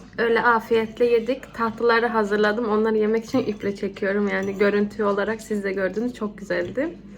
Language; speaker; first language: Turkish; early bilingual, heritage; Turkish